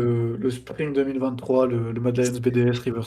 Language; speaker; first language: French; native; French